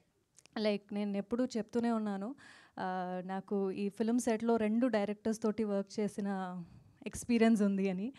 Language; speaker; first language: Telugu; non-native, fluent; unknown